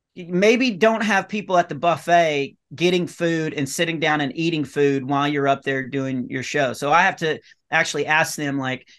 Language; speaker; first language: English; native; English